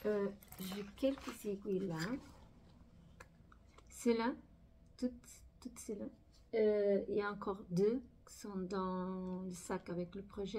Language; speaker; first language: French; non-native, fluent; Portuguese